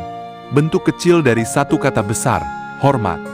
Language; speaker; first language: Indonesian; native; Indonesian